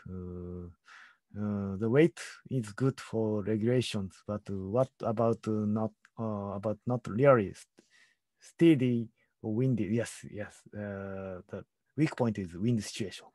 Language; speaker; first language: English; non-native, learner; Japanese